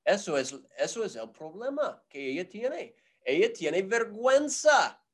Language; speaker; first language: Spanish; non-native, fluent; English